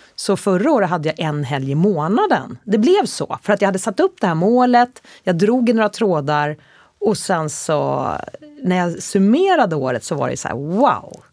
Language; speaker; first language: Swedish; native; Swedish